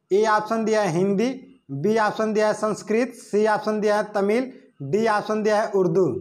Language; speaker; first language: Hindi; native; Hindi